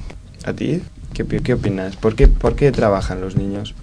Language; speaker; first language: Spanish; native; Spanish